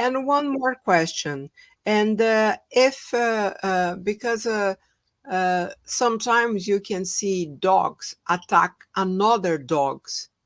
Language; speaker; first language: English; non-native, fluent; Portuguese